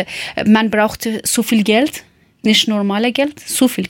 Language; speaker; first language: German; non-native, learner; Persian